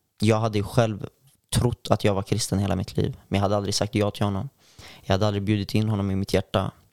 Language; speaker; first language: Swedish; native; Swedish